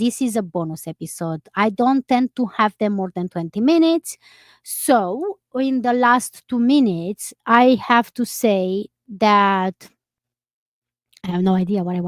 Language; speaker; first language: English; non-native, fluent; Romanian